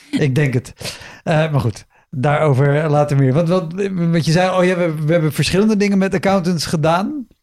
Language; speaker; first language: Dutch; native; Dutch